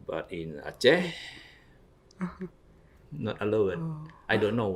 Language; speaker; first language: English; non-native, learner; Indonesian